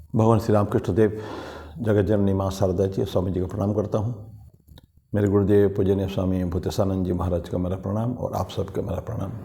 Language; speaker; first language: Hindi; non-native, local second language; Odia